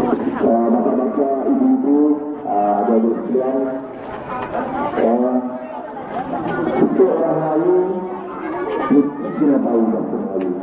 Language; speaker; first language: Malay; native; Malay